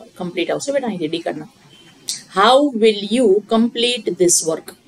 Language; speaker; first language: English; non-native, local second language; Gujarati